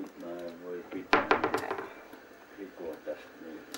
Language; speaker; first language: Finnish; native; Finnish